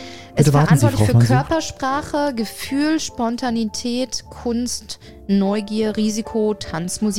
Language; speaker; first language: German; native; German